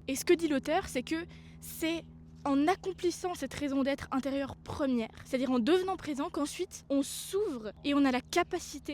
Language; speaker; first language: French; native; French